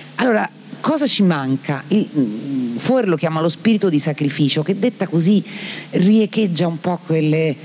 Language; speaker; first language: Italian; native; Italian